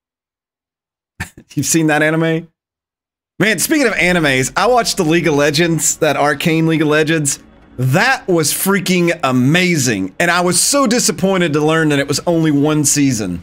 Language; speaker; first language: English; native; English